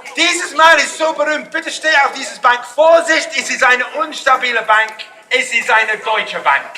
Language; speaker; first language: German; non-native, fluent; English